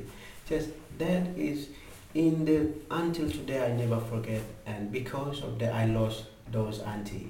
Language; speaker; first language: English; non-native, learner; Indonesian